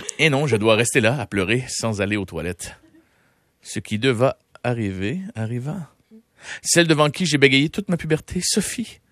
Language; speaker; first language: French; native; French